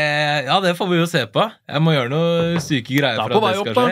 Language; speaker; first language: Norwegian; native; Norwegian